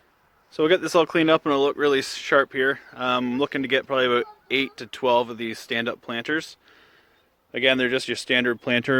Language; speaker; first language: English; native; English